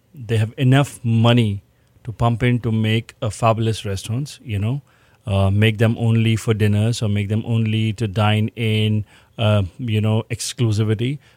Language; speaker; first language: English; non-native, local second language; Hindi